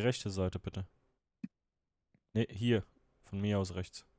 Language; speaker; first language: German; native; German